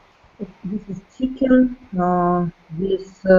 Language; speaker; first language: English; non-native, learner; Russian